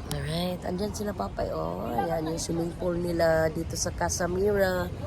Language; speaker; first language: Filipino; non-native, local second language; Bikol